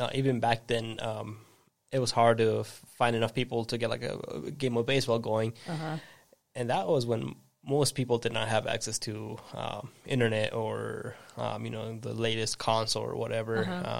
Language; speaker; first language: English; early bilingual, other home language; Spanish